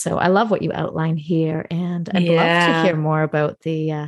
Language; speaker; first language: English; native; English